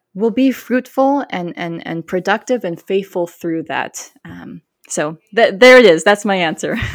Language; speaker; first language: English; native; English